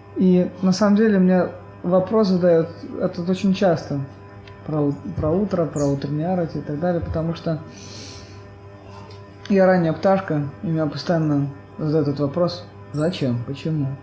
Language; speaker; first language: Russian; native; Russian